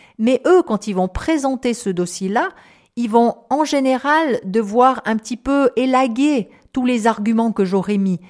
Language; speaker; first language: French; native; French